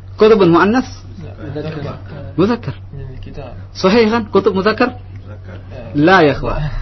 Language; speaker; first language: Arabic; non-native, fluent; Indonesian